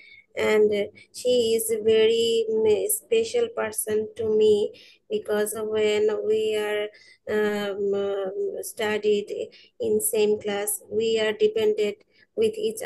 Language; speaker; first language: English; non-native, learner; Bangla